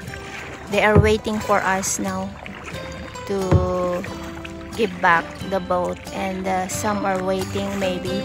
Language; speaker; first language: English; non-native, learner; Filipino